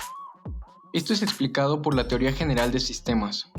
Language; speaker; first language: Spanish; native; Spanish